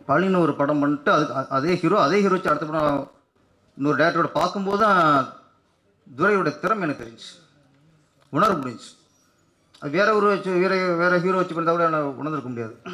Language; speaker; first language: Tamil; native; Tamil